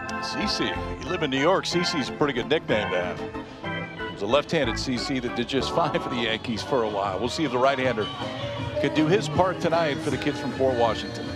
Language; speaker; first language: English; native; English